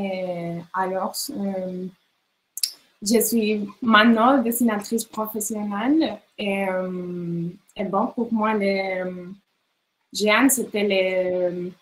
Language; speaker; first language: French; non-native, learner; Spanish